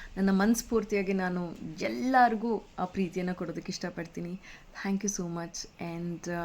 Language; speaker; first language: Kannada; non-native, local second language; Kodava